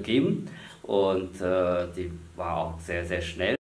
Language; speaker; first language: German; non-native, fluent; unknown